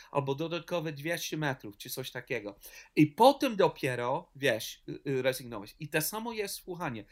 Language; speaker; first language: Polish; non-native, learner; English